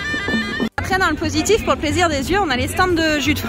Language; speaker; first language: French; native; French